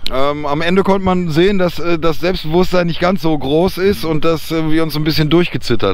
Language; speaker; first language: German; native; German